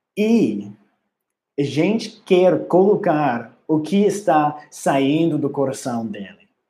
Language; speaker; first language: Portuguese; non-native, learner; English